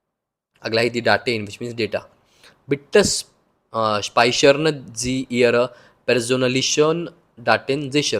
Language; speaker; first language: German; non-native, learner; Hindi